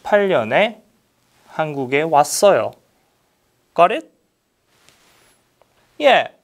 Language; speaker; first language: Korean; non-native, fluent; English